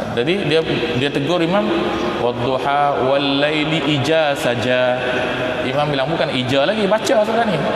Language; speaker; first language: Malay; native; Malay